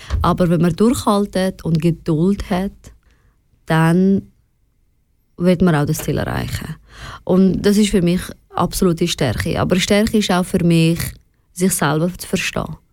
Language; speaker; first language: German; early bilingual, other home language; Persian